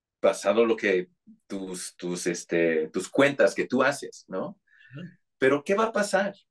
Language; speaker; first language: Spanish; non-native, fluent; English